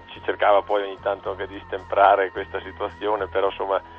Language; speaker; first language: Italian; native; Italian